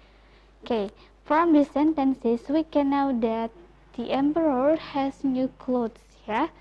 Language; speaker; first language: English; non-native, fluent; Indonesian